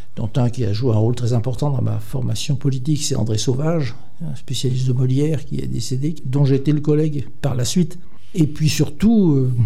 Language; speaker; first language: French; native; French